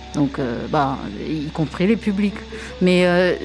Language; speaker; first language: French; non-native, fluent; Japanese